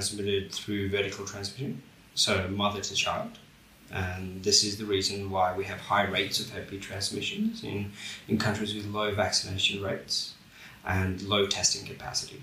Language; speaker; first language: English; non-native, local second language; Bangla